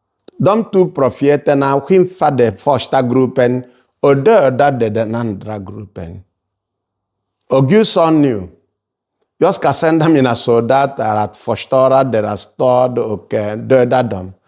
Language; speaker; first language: Swedish; non-native, fluent; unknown